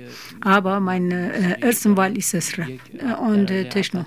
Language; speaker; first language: German; non-native, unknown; Persian